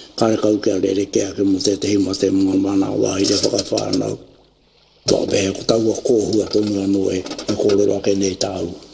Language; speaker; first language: Māori; native; Māori